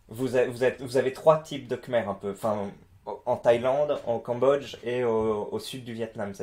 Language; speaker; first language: French; native; French